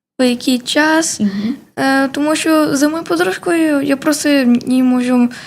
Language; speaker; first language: Ukrainian; early bilingual, heritage; Ukrainian